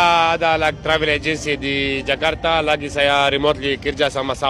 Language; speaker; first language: Indonesian; non-native, learner; Arabic